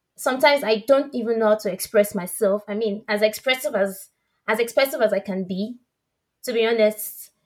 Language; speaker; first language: English; non-native, local second language; Yoruba